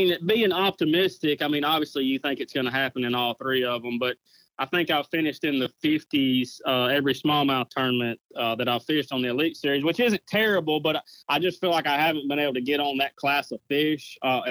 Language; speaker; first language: English; native; English